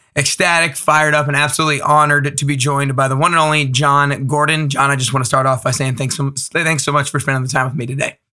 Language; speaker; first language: English; native; English